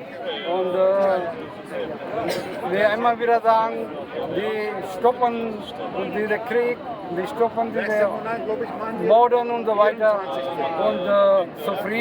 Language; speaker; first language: German; non-native, learner; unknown